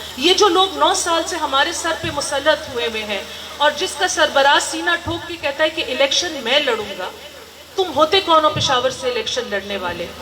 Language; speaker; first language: Urdu; non-native, local second language; Northern Hindko